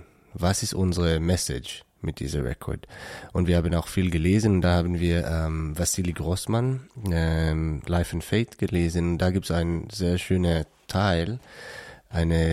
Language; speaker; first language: German; non-native, learner; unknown